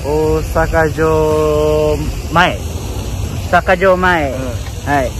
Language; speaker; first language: Japanese; non-native, learner; Filipino